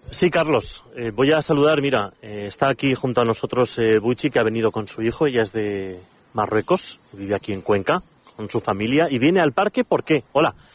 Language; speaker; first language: Spanish; native; Spanish